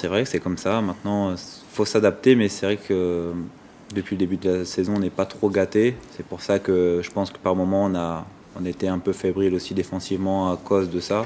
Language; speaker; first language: French; native; French